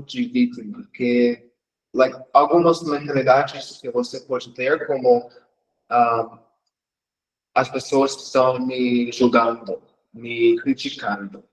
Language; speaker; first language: Portuguese; non-native, fluent; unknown